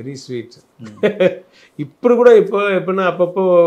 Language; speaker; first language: Telugu; non-native, learner; Tamil